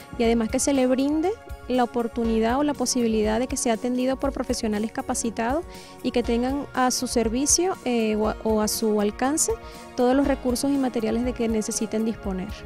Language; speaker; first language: Spanish; native; Spanish